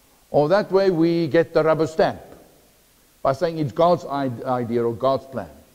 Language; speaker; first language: English; non-native, local second language; Afrikaans